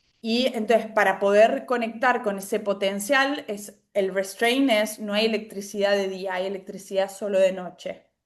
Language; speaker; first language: Spanish; native; Spanish